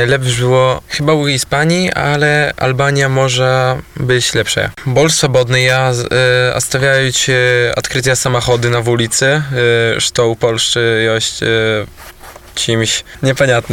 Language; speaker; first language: Polish; non-native, local second language; Belarusian